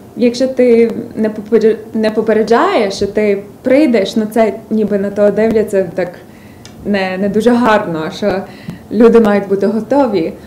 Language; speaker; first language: Ukrainian; early bilingual, other home language; English